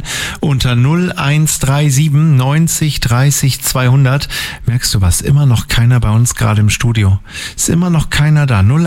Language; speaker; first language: German; native; German